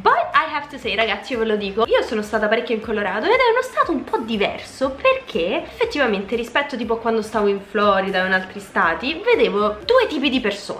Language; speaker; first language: Italian; native; Italian